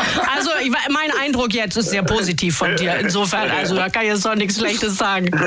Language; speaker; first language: German; native; German